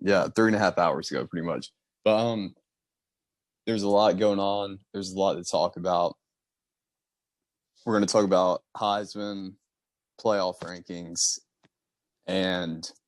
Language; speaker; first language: English; native; English